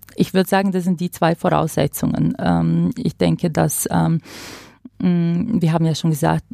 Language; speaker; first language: German; non-native, fluent; Croatian